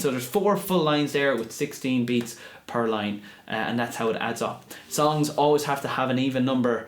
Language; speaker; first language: English; native; English